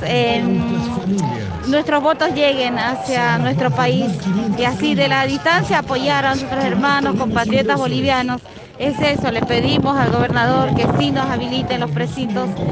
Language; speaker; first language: Spanish; native; Spanish